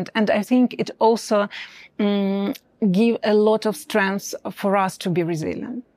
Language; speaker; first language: English; non-native, fluent; Ukrainian